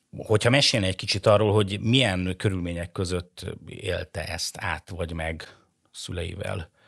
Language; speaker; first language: Hungarian; native; Hungarian